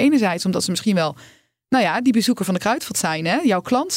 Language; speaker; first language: Dutch; native; Dutch